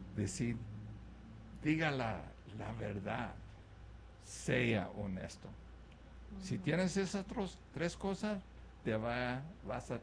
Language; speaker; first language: Spanish; non-native, fluent; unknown